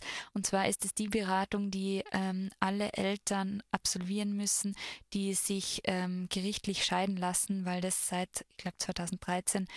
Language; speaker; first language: German; native; German